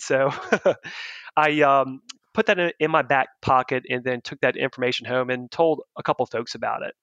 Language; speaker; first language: English; native; English